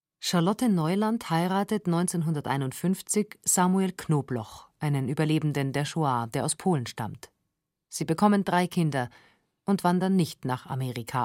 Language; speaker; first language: German; native; German